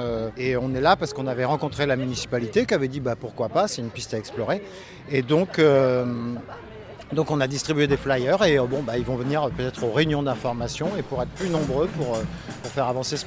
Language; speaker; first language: French; native; French